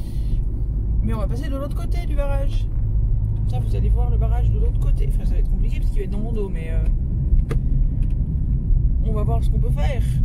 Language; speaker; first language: French; native; French